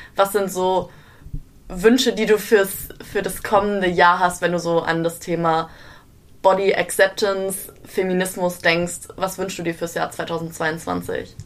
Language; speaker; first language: German; native; German